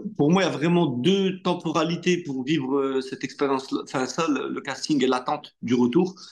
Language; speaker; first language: French; non-native, local second language; Arabic